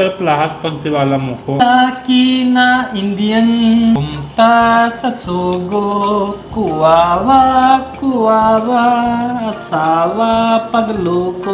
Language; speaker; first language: Filipino; non-native, learner; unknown